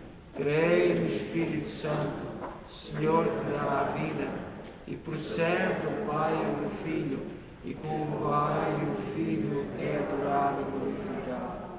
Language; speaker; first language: Portuguese; native; Portuguese